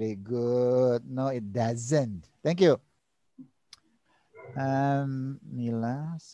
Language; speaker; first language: English; non-native, learner; Indonesian